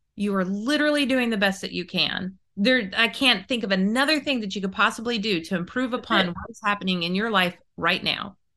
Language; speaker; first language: English; early bilingual, other home language; Italian